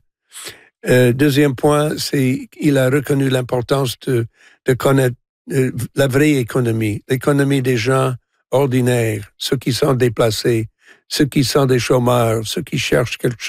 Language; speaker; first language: French; non-native, local second language; English